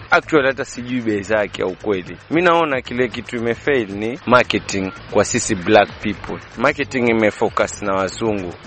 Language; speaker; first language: Swahili; native; Swahili